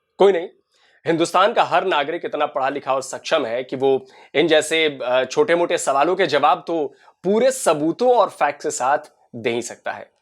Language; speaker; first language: Hindi; native; Hindi